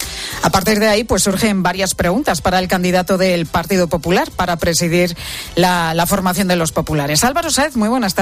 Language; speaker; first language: Spanish; native; Spanish